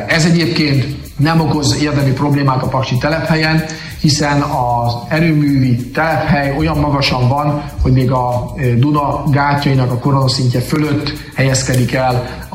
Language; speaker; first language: Hungarian; native; Hungarian